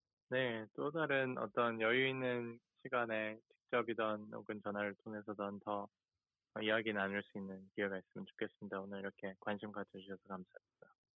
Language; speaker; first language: Korean; early bilingual, heritage; Korean